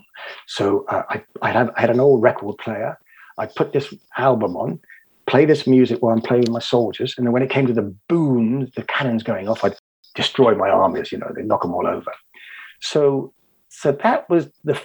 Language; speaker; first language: English; native; English